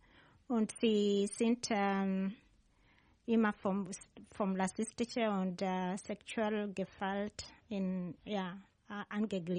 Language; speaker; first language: German; non-native, learner; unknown